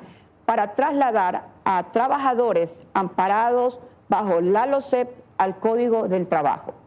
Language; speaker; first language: Spanish; native; Spanish